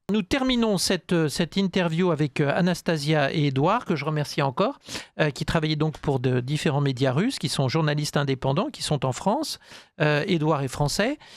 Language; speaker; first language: French; native; French